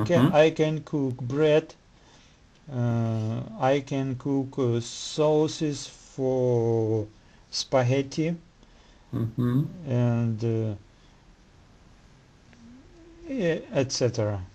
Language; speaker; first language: English; non-native, learner; Russian